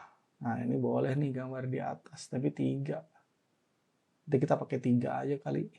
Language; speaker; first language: Indonesian; native; Indonesian